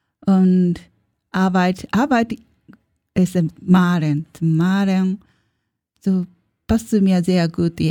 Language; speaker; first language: German; non-native, learner; Japanese